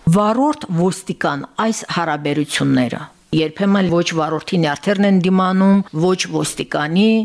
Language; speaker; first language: Armenian; native; Armenian